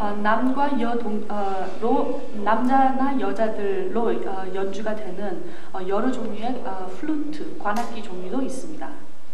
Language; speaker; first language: Korean; native; Korean